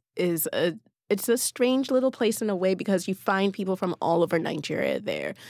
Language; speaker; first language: English; non-native, local second language; Yoruba